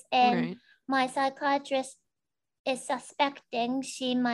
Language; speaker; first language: English; non-native, fluent; Japanese